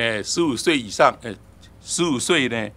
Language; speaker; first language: Chinese; native; Chinese